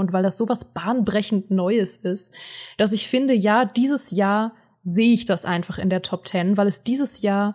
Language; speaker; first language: German; native; German